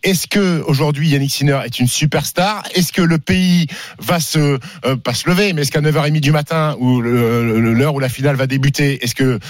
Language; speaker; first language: French; native; French